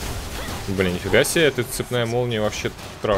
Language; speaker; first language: Russian; native; Russian